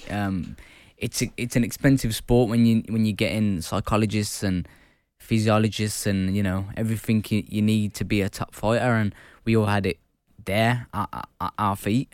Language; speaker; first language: English; native; English